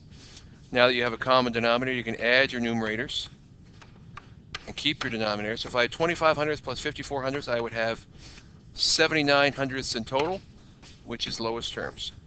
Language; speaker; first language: English; native; English